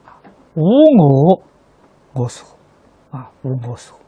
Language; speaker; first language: Chinese; native; Chinese